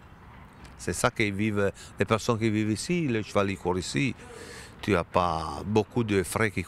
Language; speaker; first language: French; non-native, learner; Italian